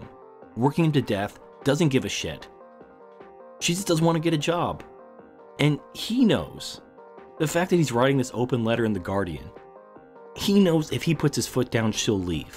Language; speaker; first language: English; native; English